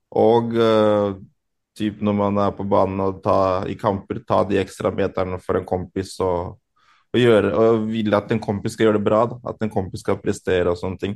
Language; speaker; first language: Norwegian; early bilingual, other home language; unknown